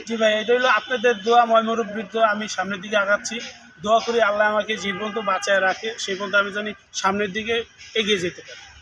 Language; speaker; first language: Bangla; native; Bangla